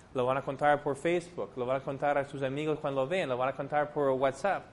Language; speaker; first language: Spanish; non-native, fluent; English